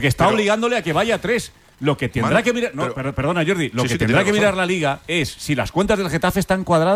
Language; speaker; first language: Spanish; native; Spanish